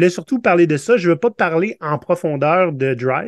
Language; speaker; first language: French; native; French